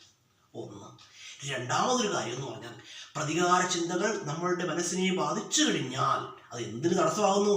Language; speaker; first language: Malayalam; native; Malayalam